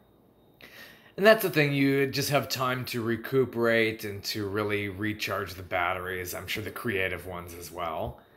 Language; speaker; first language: English; native; English